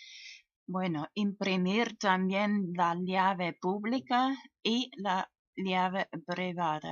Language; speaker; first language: Spanish; non-native, learner; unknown